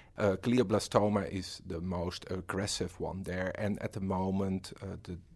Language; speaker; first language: English; non-native, fluent; Dutch